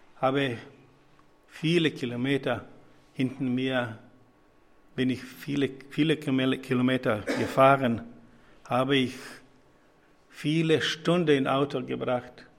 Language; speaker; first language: German; non-native, fluent; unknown